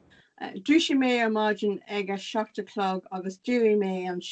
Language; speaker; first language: Irish; non-native, local second language; English